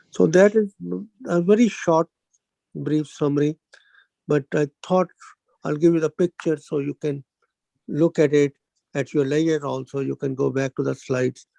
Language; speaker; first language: English; non-native, local second language; Punjabi